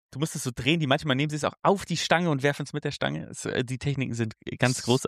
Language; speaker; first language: German; native; German